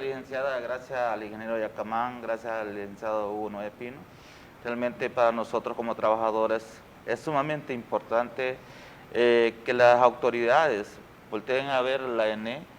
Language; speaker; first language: Spanish; native; Spanish